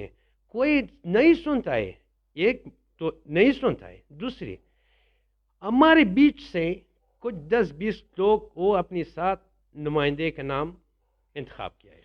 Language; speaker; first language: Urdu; non-native, learner; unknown